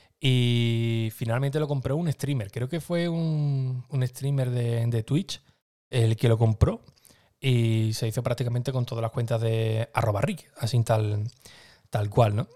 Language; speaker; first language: Spanish; native; Spanish